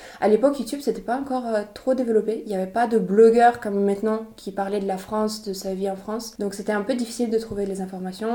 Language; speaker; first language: French; non-native, fluent; Russian